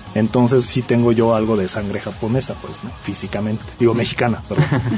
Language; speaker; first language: Spanish; early bilingual, other home language; Japanese